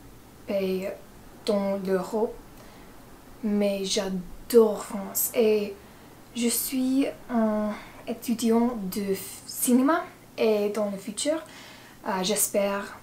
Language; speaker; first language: French; non-native, learner; English